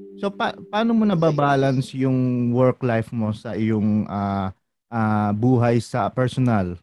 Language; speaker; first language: Filipino; native; Filipino